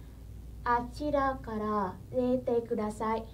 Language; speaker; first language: Japanese; non-native, fluent; Vietnamese